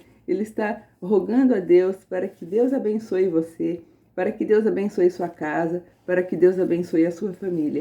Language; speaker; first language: Portuguese; native; Portuguese